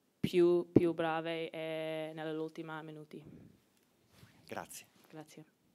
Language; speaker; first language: Italian; non-native, learner; English